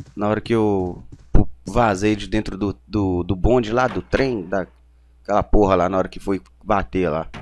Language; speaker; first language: Portuguese; native; Portuguese